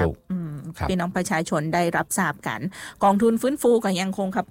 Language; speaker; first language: Thai; non-native, local second language; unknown